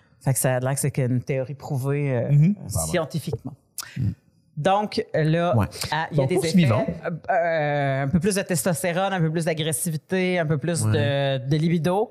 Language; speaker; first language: French; native; French